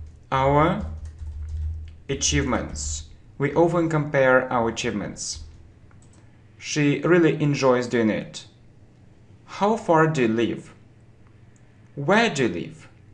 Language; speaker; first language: English; non-native, fluent; Russian